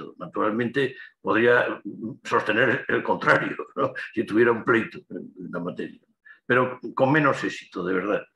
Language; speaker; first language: Spanish; native; Spanish